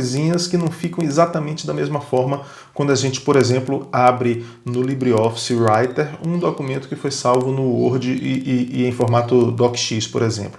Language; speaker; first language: Portuguese; native; Portuguese